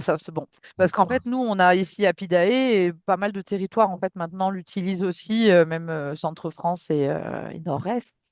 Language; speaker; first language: French; native; French